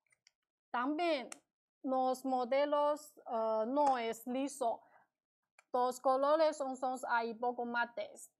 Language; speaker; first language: Spanish; non-native, learner; Chinese